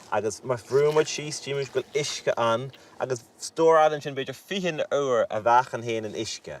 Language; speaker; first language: Irish; native; Irish